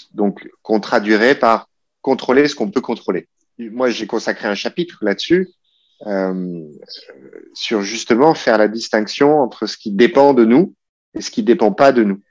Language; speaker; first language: French; native; French